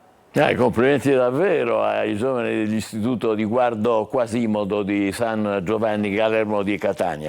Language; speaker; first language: Italian; native; Italian